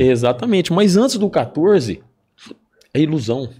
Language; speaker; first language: Portuguese; native; Portuguese